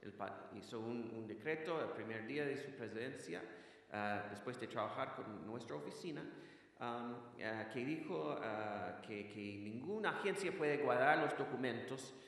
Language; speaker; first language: Spanish; non-native, fluent; English